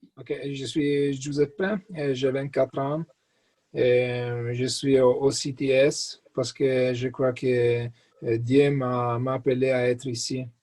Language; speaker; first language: French; non-native, learner; Italian